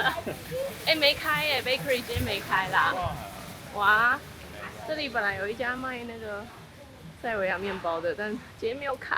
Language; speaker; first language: Chinese; non-native, fluent; Serbian